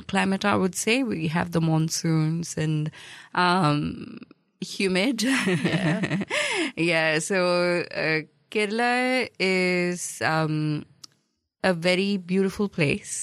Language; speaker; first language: English; non-native, local second language; Malayalam